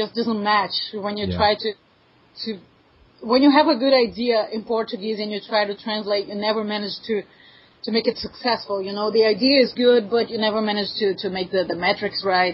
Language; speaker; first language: English; non-native, fluent; Portuguese